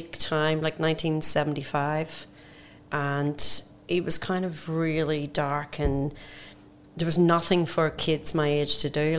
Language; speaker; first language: English; native; English